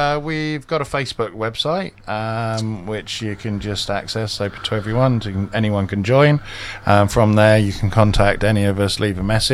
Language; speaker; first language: English; native; English